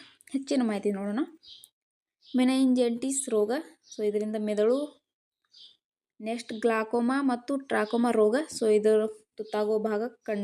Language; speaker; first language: Kannada; native; Kannada